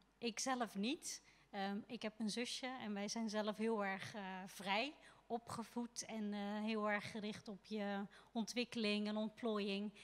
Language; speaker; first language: Dutch; native; Dutch